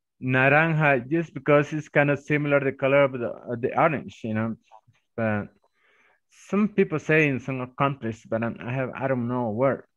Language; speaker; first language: English; non-native, fluent; Spanish